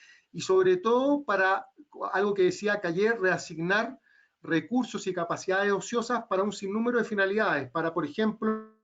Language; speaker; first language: Spanish; native; Spanish